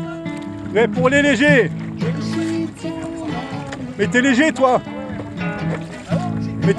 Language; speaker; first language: French; native; French